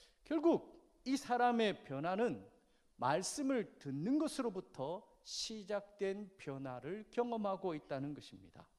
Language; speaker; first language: Korean; native; Korean